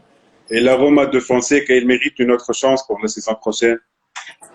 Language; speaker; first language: French; non-native, local second language; Arabic